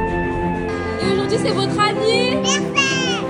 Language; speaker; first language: French; native; French